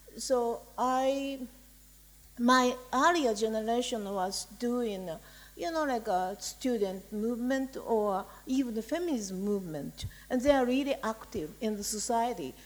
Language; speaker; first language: English; non-native, fluent; Japanese